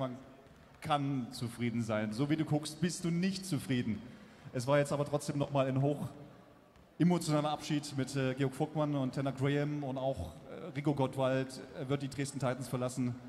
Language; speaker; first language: German; native; German